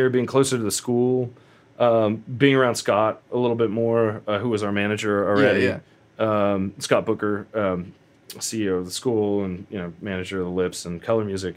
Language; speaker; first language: English; native; English